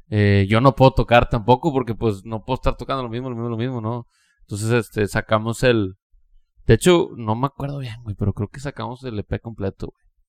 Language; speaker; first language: Spanish; native; Spanish